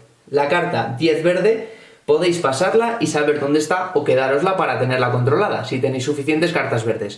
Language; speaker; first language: Spanish; native; Spanish